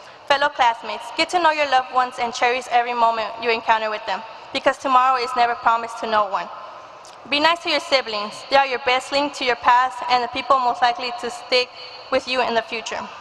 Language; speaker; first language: English; early bilingual, other home language; Spanish